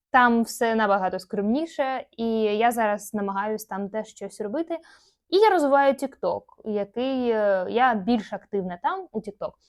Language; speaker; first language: Ukrainian; non-native, local second language; Russian